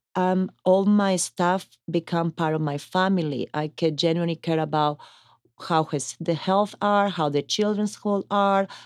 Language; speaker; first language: English; non-native, fluent; Italian